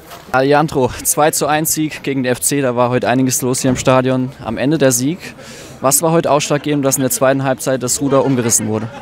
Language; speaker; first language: German; native; German